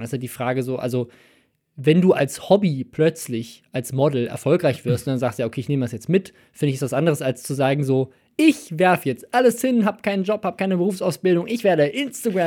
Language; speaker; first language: German; native; German